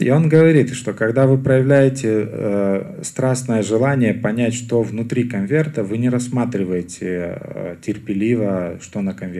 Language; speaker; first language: Russian; native; Russian